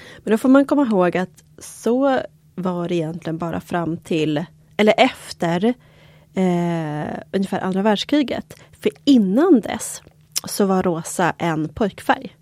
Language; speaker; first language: Swedish; early bilingual, other home language; Polish